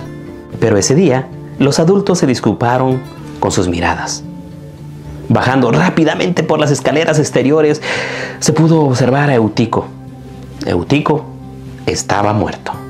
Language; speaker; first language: Spanish; native; Spanish